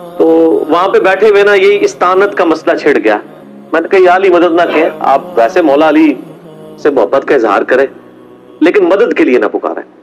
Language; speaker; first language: Urdu; non-native, local second language; Punjabi